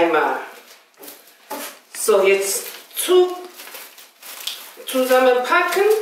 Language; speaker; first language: German; non-native, fluent; Chinese